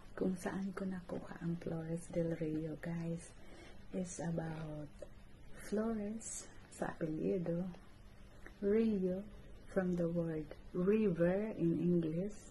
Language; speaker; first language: Filipino; non-native, local second language; Cebuano